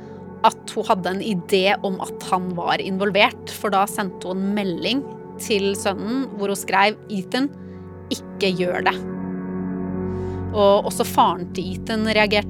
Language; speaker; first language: Norwegian; native; Norwegian